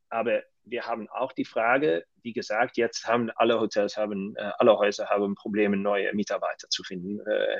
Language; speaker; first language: German; non-native, learner; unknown